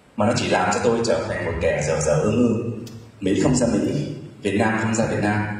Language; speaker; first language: Vietnamese; native; Vietnamese